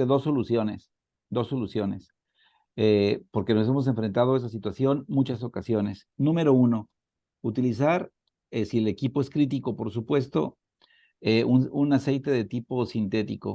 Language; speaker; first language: Spanish; native; Spanish